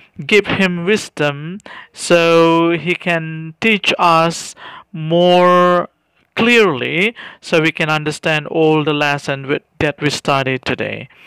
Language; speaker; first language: English; non-native, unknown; Indonesian